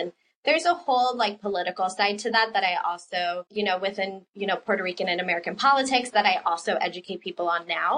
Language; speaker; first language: English; early bilingual, other home language; Spanish